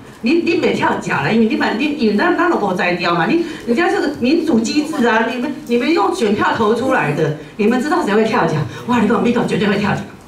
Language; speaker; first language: Chinese; non-native, local second language; Min Nan Chinese